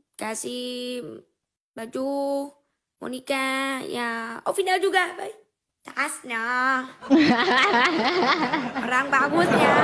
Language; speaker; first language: Indonesian; non-native, learner; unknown